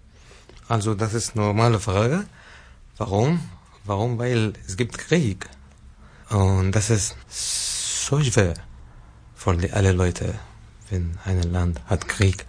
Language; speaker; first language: German; non-native, learner; Arabic